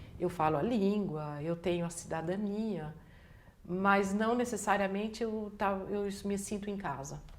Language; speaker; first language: Portuguese; native; Portuguese